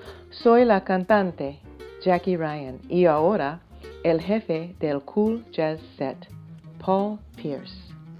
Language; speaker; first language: Spanish; early bilingual, heritage; Spanish